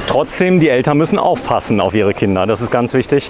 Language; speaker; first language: German; native; German